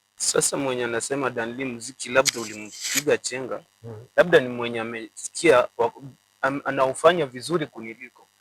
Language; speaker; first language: Swahili; non-native, local second language; Gusii